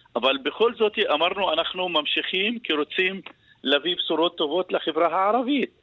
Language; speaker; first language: Hebrew; non-native, local second language; Arabic